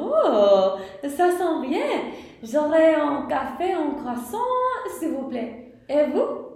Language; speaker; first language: French; non-native, learner; English